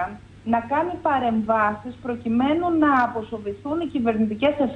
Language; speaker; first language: Greek; native; Greek